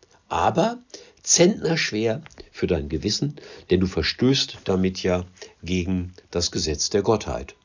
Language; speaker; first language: German; native; German